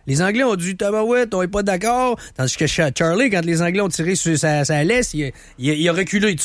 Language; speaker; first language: French; native; French